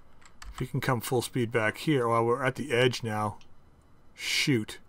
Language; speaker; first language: English; native; English